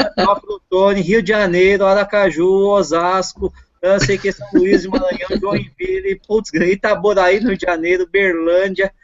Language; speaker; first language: Portuguese; native; Portuguese